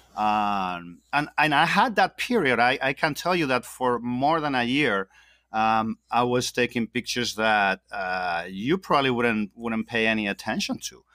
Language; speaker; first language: English; non-native, fluent; Spanish